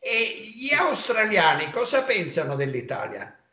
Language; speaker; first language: Italian; native; Italian